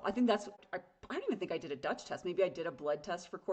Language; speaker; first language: English; native; English